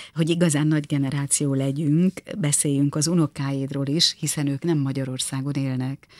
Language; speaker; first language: Hungarian; native; Hungarian